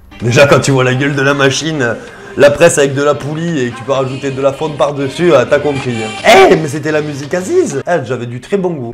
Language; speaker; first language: French; native; French